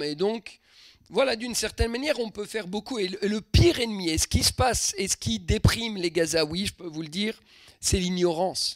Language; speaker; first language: French; native; French